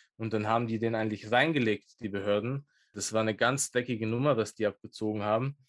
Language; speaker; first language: German; early bilingual, other home language; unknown